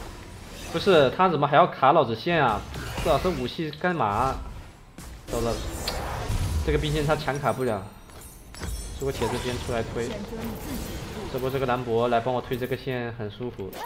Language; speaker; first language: Chinese; native; Chinese